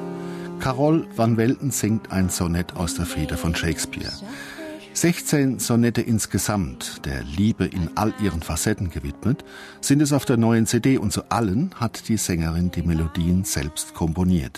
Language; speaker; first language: German; native; German